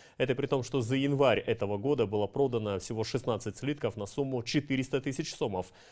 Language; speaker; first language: Russian; non-native, local second language; Kyrgyz